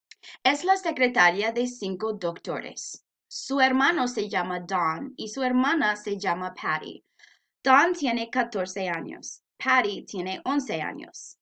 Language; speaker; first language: Spanish; non-native, fluent; English